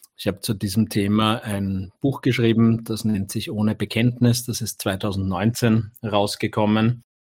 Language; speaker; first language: German; native; German